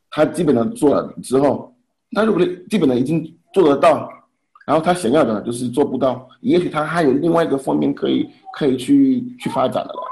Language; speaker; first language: Chinese; non-native, fluent; Haitian Creole